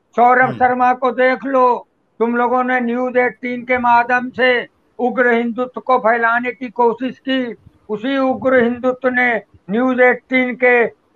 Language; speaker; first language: Hindi; native; Hindi